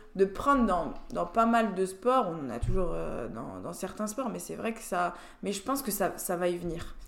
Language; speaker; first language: French; native; French